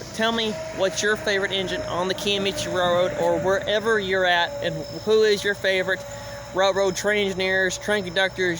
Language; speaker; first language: English; native; English